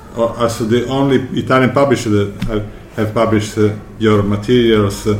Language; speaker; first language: English; non-native, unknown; Italian